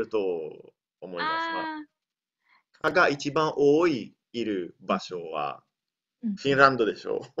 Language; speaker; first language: Japanese; non-native, learner; Italian